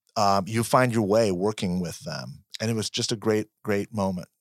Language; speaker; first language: English; early bilingual, other home language; Spanish